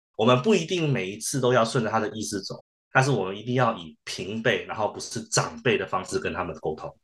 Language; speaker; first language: Chinese; early bilingual, heritage; Chinese